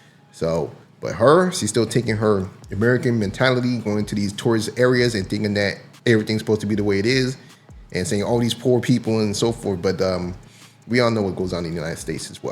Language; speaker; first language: English; native; English